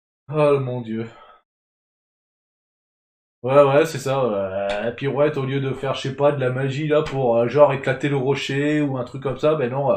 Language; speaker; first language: French; native; French